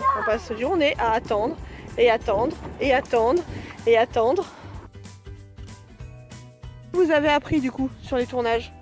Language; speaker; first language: French; native; French